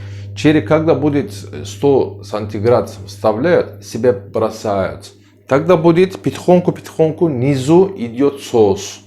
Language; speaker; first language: Russian; non-native, learner; Turkish